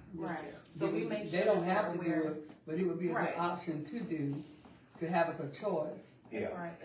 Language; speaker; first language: English; native; English